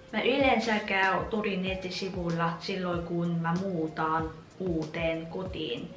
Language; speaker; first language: Finnish; non-native, fluent; Vietnamese